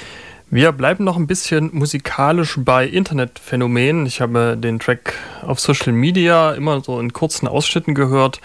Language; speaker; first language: German; native; German